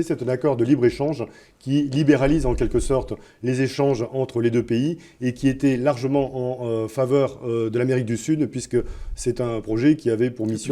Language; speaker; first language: French; native; French